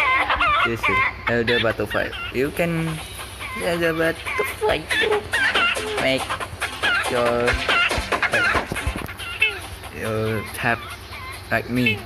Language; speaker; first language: English; non-native, learner; Indonesian